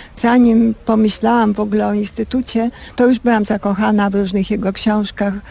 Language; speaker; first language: Polish; native; Polish